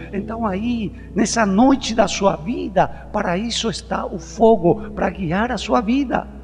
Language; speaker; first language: Portuguese; non-native, fluent; Spanish